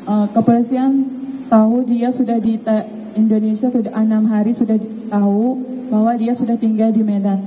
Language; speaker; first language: Indonesian; non-native, learner; Thai